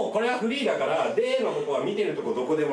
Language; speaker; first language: Japanese; native; Japanese